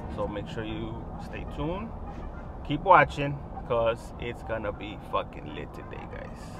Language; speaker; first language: English; early bilingual, other home language; Spanish